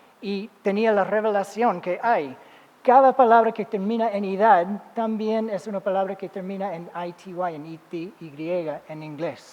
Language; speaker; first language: Spanish; non-native, fluent; English